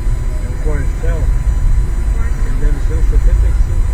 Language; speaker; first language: Portuguese; non-native, learner; English